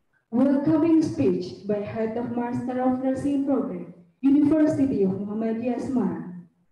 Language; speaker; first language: English; non-native, fluent; Indonesian